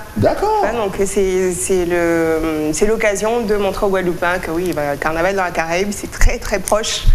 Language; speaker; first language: French; native; French